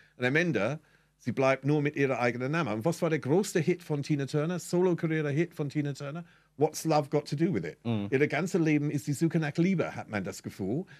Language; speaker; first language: German; non-native, fluent; English